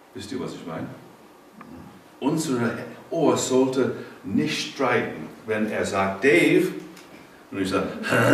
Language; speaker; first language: German; non-native, fluent; English